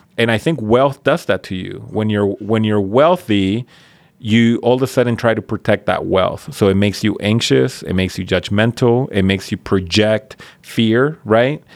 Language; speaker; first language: English; early bilingual, other home language; Spanish